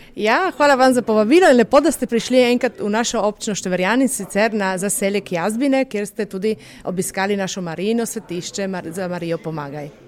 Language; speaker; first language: Slovenian; native; Slovenian